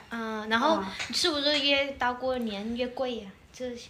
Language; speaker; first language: Chinese; non-native, fluent; Vietnamese